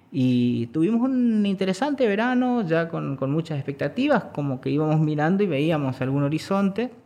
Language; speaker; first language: Spanish; native; Spanish